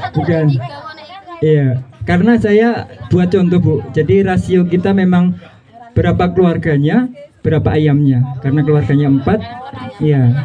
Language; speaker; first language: Indonesian; non-native, local second language; Javanese